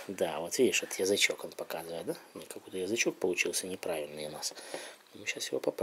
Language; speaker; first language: Russian; native; Russian